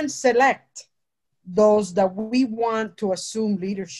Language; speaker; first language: English; native; English